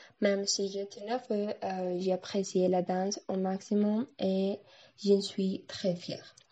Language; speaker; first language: French; non-native, learner; Spanish